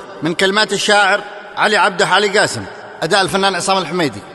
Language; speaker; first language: Arabic; native; Arabic